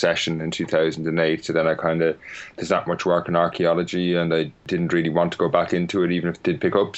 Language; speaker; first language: English; native; English